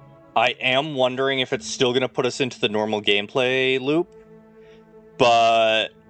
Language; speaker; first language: English; native; English